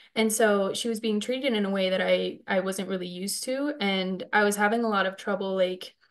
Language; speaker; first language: English; native; English